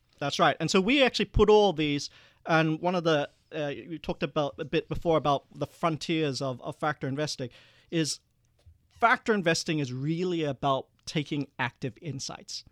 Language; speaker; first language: English; early bilingual, other home language; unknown